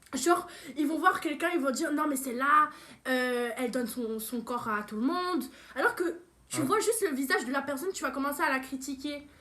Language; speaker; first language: French; early bilingual, other home language; Portuguese